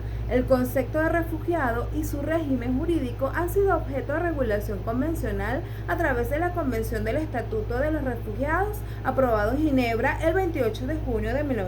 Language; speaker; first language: Spanish; native; Spanish